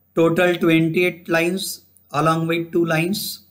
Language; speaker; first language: Hindi; non-native, local second language; Marathi